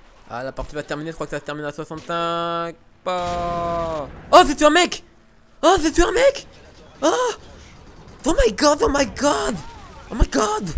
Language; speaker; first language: French; native; French